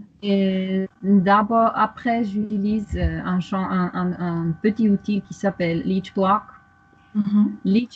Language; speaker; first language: French; non-native, fluent; German